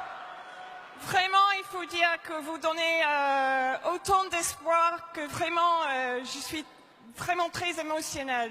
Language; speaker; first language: French; non-native, fluent; English